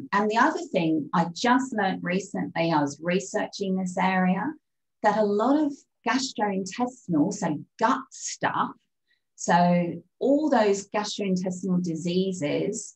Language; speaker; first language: English; native; English